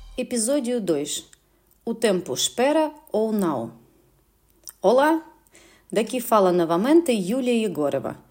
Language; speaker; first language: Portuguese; non-native, fluent; Russian